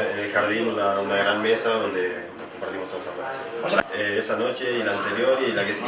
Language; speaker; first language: Spanish; native; Spanish